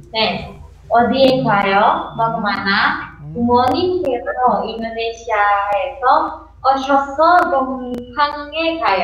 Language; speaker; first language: Korean; non-native, learner; Indonesian